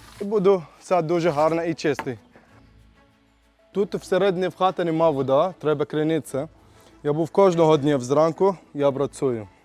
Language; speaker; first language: Ukrainian; non-native, learner; Arabic